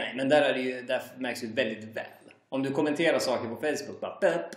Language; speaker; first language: Swedish; native; Swedish